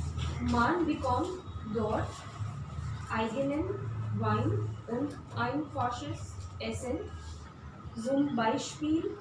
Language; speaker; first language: German; non-native, learner; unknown